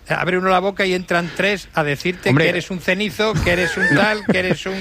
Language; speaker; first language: Spanish; native; Spanish